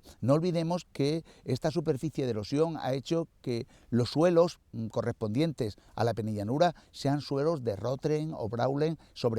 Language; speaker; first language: Spanish; native; Spanish